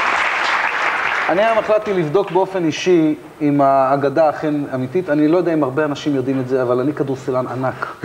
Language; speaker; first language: Hebrew; native; Hebrew